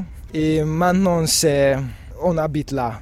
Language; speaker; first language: French; non-native, fluent; Hungarian